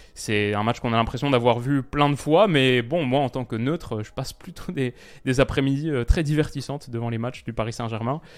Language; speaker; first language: French; native; French